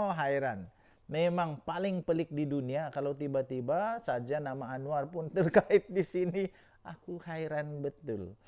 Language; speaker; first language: Malay; native; Malay